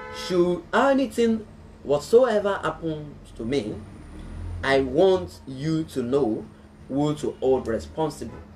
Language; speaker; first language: English; non-native, local second language; Yoruba